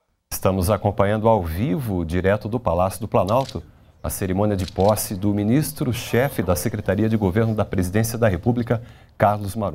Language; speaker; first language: Portuguese; native; Portuguese